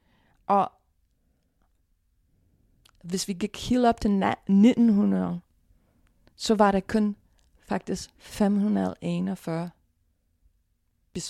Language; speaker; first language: Danish; non-native, fluent; English